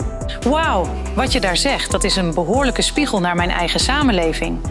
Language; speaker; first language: Dutch; native; Dutch